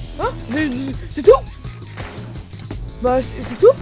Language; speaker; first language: French; native; French